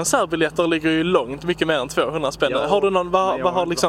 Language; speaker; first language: Swedish; native; Swedish